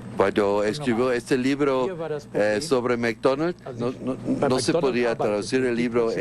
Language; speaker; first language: Spanish; non-native, fluent; German